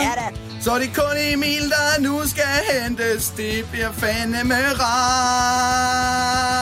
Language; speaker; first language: Danish; native; Danish